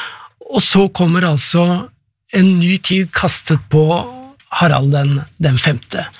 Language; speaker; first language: Norwegian; native; Norwegian